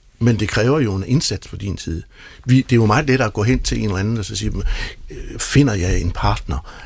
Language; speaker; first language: Danish; native; Danish